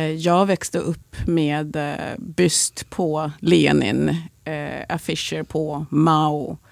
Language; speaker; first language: Swedish; early bilingual, other home language; Swahili